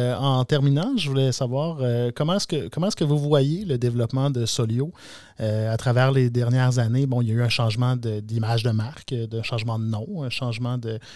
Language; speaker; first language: French; native; French